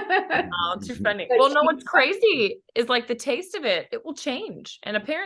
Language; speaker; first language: English; native; English